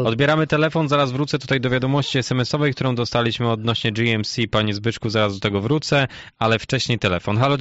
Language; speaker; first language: Polish; native; Polish